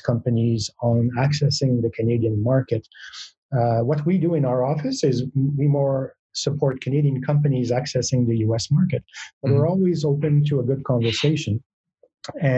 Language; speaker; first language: English; non-native, fluent; French